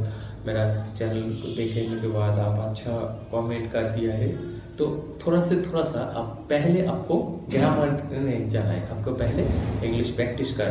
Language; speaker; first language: Hindi; non-native, local second language; Bangla